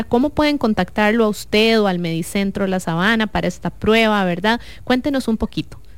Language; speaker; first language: Spanish; native; Spanish